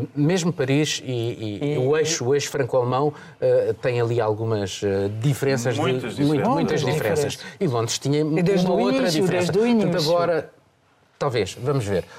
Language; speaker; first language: Portuguese; native; Portuguese